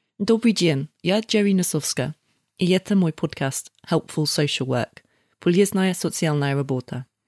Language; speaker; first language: Russian; non-native, fluent; English